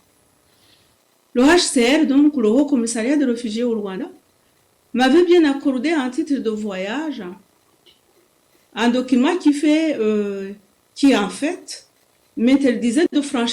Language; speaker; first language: French; non-native, local second language; Kinyarwanda